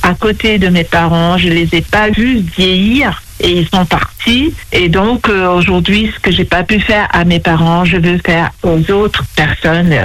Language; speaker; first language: French; non-native, local second language; Morisyen